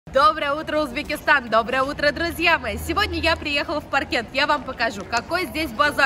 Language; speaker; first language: Russian; native; Russian